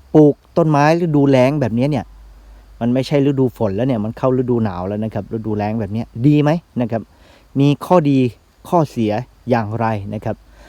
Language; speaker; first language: Thai; non-native, local second language; Northeastern Thai